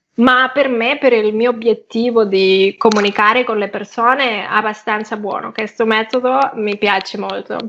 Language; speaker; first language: Italian; non-native, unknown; Catalan